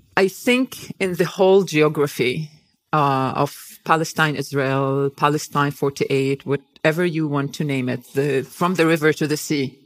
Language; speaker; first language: English; non-native, fluent; Hebrew